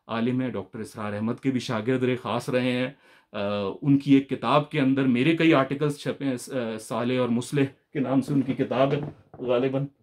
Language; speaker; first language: Urdu; native; Urdu